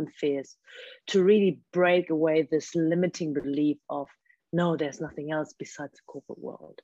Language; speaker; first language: English; non-native, fluent; German